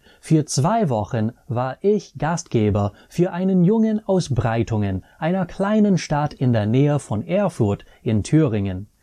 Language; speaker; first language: German; non-native, fluent; English